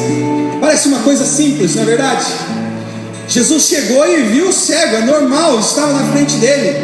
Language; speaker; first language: Portuguese; native; Portuguese